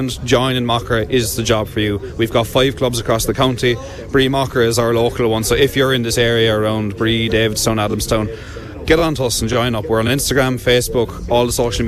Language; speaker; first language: English; native; English